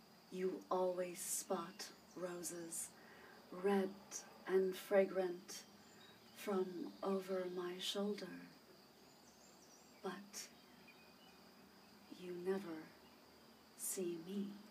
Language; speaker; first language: English; early bilingual, other home language; Persian